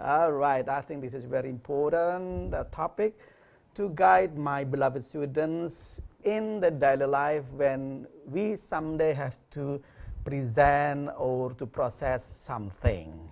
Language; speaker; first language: English; non-native, fluent; Indonesian